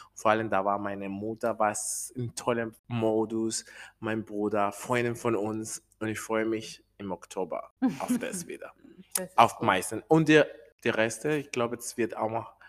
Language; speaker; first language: German; non-native, fluent; Spanish